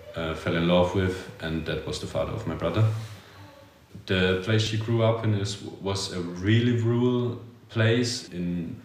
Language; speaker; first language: English; early bilingual, other home language; Polish